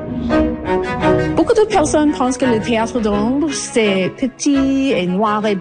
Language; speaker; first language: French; non-native, fluent; English